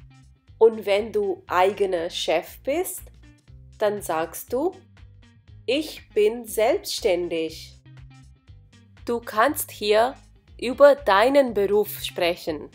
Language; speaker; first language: German; non-native, fluent; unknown